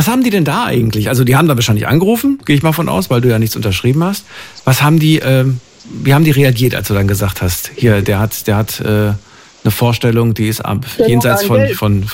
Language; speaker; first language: German; native; German